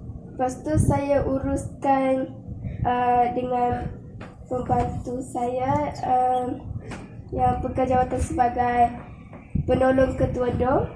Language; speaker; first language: Malay; native; Malay